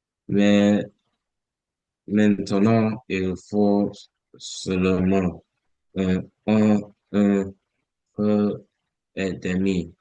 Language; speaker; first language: French; non-native, learner; English